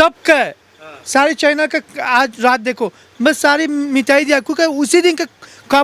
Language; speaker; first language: Hindi; non-native, learner; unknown